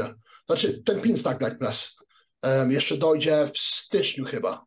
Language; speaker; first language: Polish; early bilingual, heritage; Polish